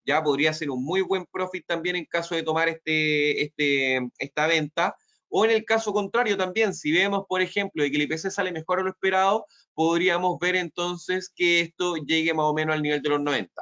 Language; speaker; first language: Spanish; native; Spanish